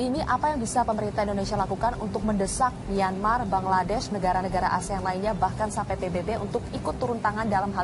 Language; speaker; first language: Indonesian; native; Indonesian